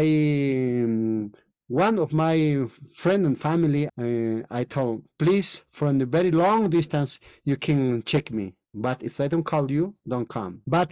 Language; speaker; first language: English; non-native, learner; Spanish